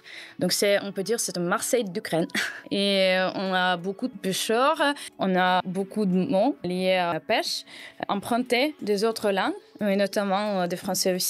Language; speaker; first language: French; non-native, fluent; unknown